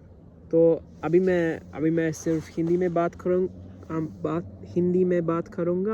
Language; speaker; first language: Hindi; non-native, learner; English